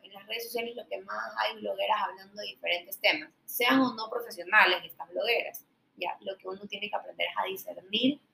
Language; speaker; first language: Spanish; native; Spanish